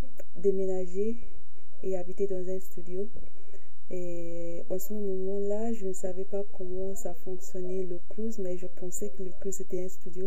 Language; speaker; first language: French; non-native, fluent; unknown